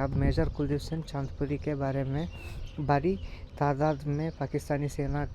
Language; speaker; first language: Hindi; non-native, local second language; Kannada